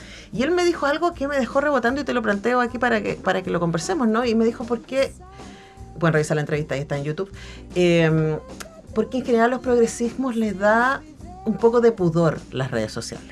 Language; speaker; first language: Spanish; native; Spanish